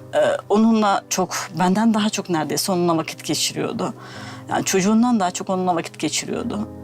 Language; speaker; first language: Turkish; native; Turkish